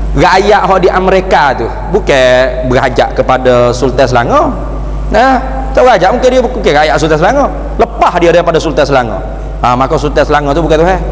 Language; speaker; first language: Malay; native; Malay